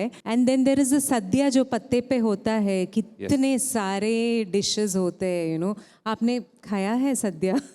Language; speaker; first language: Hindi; non-native, local second language; Malayalam